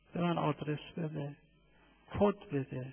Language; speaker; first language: Persian; native; Persian